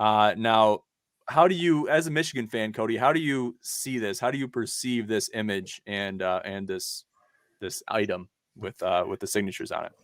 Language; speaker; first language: English; native; English